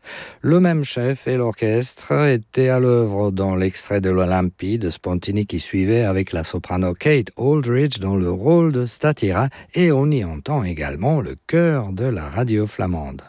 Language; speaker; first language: French; native; French